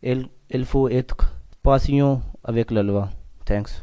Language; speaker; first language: French; non-native, learner; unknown